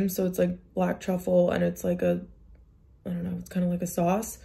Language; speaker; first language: English; native; English